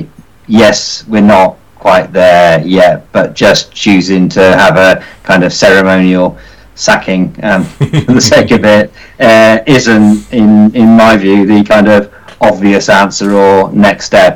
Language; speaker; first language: English; native; English